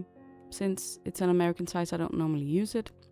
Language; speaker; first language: English; non-native, fluent; Danish